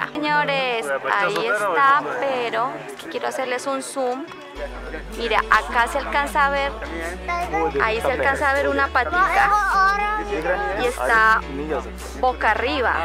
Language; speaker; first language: Spanish; native; Spanish